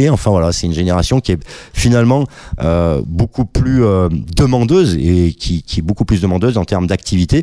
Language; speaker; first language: French; native; French